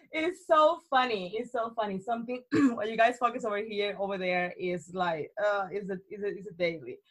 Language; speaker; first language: English; non-native, fluent; Spanish